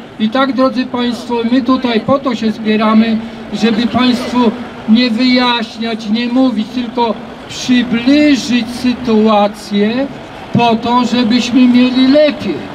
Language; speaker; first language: Polish; native; Polish